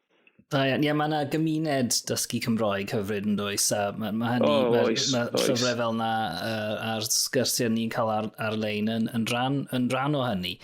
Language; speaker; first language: Welsh; non-native, local second language; English